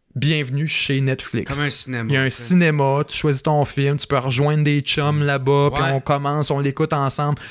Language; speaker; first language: French; native; French